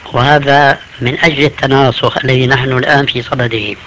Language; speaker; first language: Arabic; early bilingual, other home language; Albanian